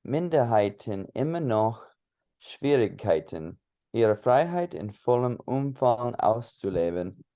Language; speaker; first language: German; non-native, learner; English